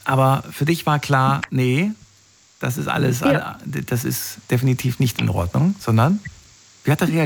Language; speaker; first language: German; native; German